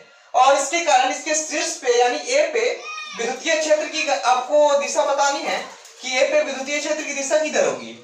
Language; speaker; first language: Hindi; native; Hindi